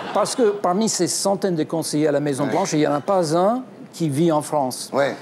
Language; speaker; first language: French; non-native, fluent; English